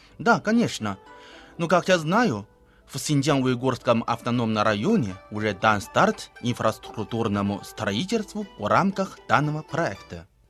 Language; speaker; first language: Russian; non-native, fluent; Chinese